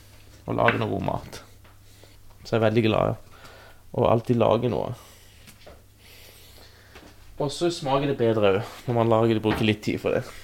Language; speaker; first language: Norwegian; early bilingual, other home language; Persian